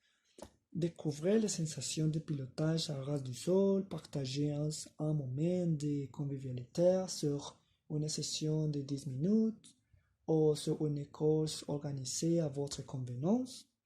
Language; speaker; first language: French; non-native, learner; Spanish